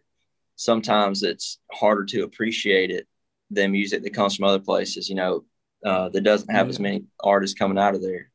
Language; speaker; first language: English; native; English